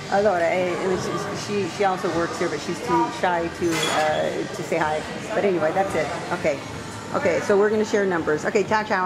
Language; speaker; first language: English; native; English